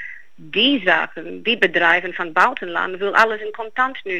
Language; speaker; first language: Dutch; non-native, fluent; Greek